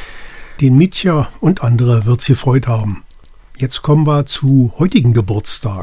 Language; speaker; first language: German; native; German